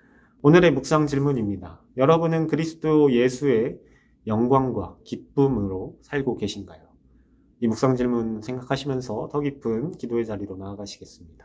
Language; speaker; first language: Korean; native; Korean